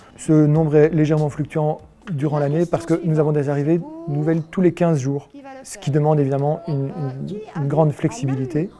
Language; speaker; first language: French; native; French